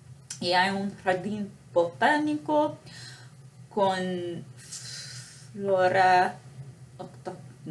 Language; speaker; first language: Spanish; non-native, fluent; English